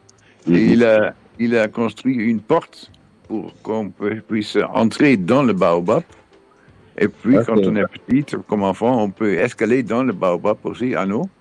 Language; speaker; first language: French; non-native, fluent; Dutch